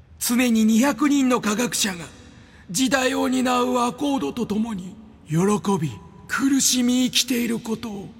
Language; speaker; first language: Japanese; native; Japanese